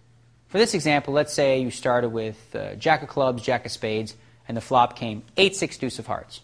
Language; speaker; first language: English; native; English